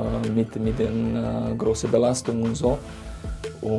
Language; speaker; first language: German; non-native, fluent; Slovak